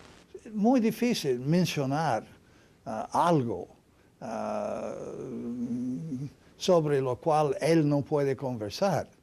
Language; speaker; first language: Spanish; non-native, fluent; English